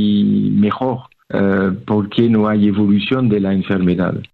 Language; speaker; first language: Spanish; non-native, fluent; French